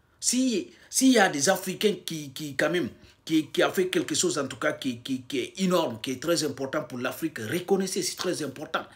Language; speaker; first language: French; non-native, local second language; Fula